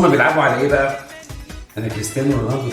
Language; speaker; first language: Arabic; native; Arabic